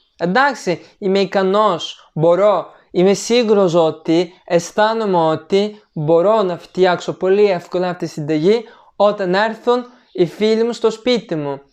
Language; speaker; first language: Greek; non-native, fluent; Turkish